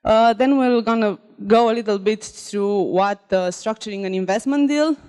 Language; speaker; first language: English; non-native, fluent; Romanian